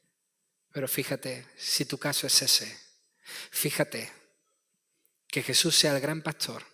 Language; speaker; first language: Spanish; native; Spanish